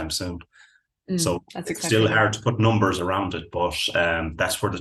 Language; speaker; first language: English; native; English